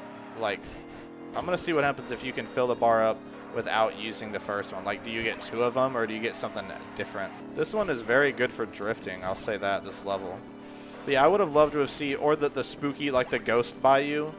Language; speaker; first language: English; native; English